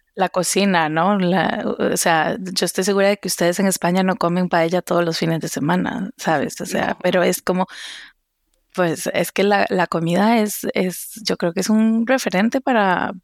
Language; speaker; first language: Spanish; native; Spanish